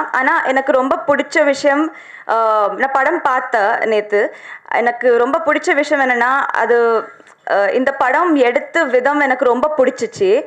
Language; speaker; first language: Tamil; non-native, learner; Telugu